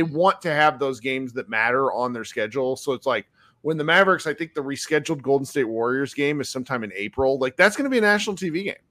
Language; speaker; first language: English; native; English